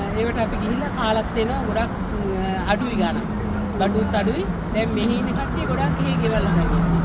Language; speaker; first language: Sinhala; native; Sinhala